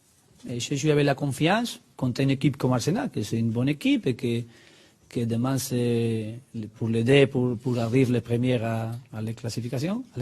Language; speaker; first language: French; non-native, learner; Spanish